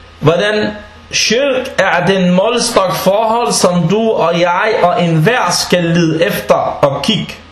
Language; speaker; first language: Danish; non-native, fluent; Arabic